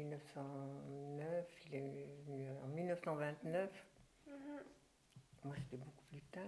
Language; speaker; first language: French; early bilingual, other home language; German